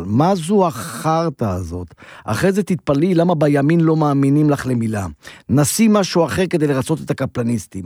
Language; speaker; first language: Hebrew; native; Hebrew